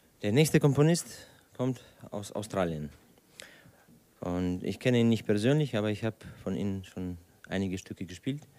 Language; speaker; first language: German; non-native, fluent; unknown